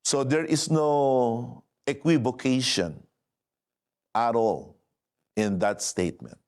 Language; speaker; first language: English; non-native, local second language; Filipino